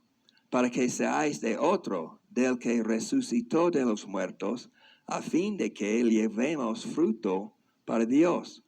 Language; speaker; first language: Spanish; non-native, fluent; English